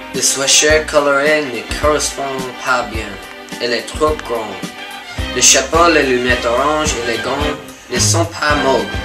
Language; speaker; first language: French; non-native, learner; English